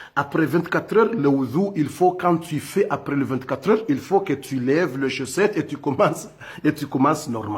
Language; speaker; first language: French; non-native, local second language; Comorian